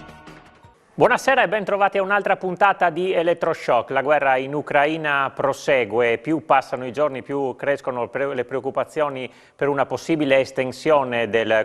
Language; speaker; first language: Italian; native; Italian